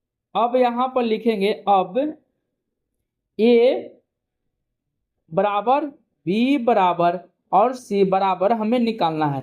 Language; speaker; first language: Hindi; native; Hindi